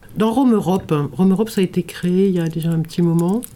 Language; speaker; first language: French; native; French